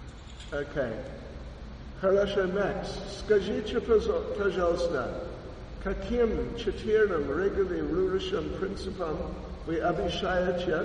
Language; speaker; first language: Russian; non-native, learner; English